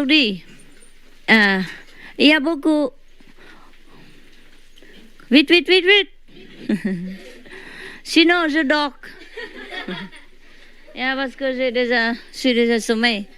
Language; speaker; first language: French; non-native, learner; Vietnamese